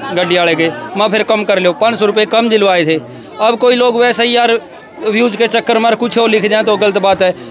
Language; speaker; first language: Hindi; native; Hindi